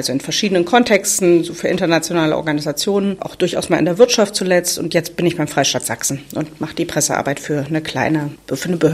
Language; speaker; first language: German; native; German